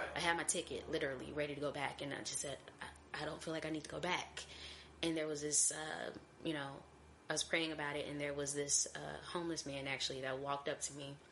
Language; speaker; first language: English; native; English